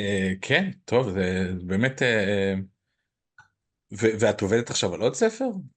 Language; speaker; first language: Hebrew; native; Hebrew